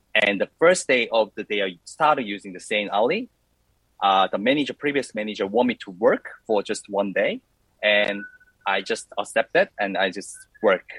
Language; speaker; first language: English; non-native, learner; Korean